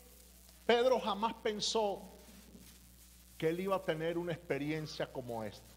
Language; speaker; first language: Spanish; native; Spanish